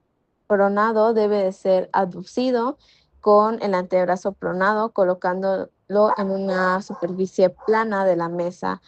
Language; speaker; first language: Spanish; native; Spanish